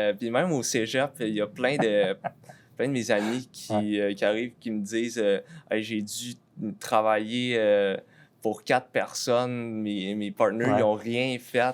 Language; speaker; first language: French; native; French